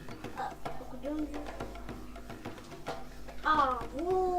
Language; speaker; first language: Russian; early bilingual, other home language; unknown